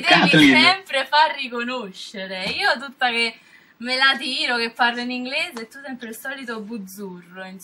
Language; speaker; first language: Italian; native; Italian